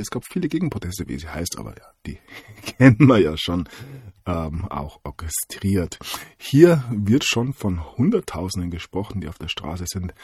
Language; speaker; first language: German; native; German